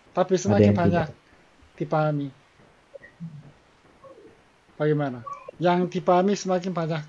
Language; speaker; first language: Indonesian; non-native, learner; Korean